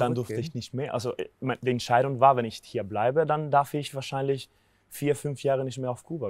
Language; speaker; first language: German; non-native, fluent; Spanish